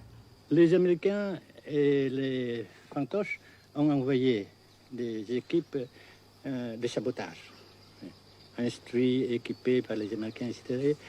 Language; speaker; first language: French; non-native, fluent; Vietnamese